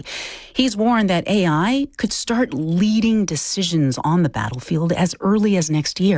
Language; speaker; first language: English; native; English